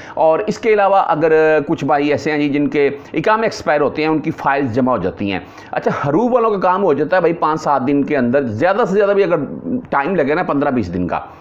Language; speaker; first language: Urdu; non-native, local second language; Punjabi